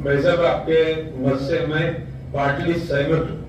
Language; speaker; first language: Hindi; non-native, local second language; Marathi